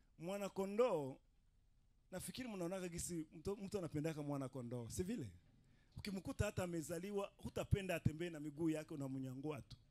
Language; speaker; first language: Swahili; non-native, local second language; Rundi